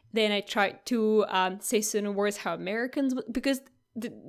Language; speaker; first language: English; non-native, fluent; Russian